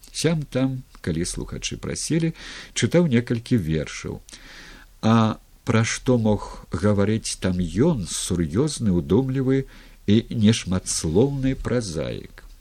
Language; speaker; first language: Belarusian; native; Belarusian